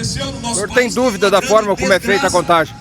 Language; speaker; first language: Portuguese; native; Portuguese